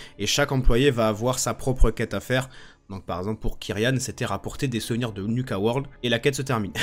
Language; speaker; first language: French; native; French